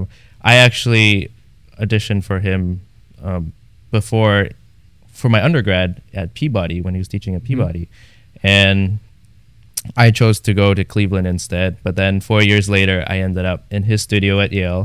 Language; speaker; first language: English; native; English